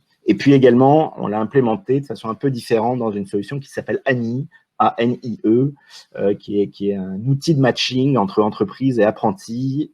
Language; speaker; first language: French; native; French